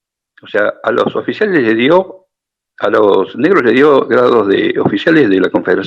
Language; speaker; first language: Spanish; native; Spanish